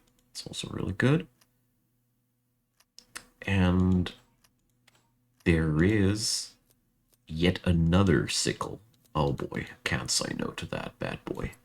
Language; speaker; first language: English; non-native, fluent; German